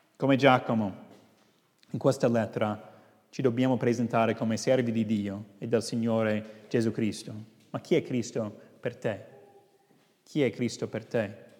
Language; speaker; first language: Italian; non-native, fluent; English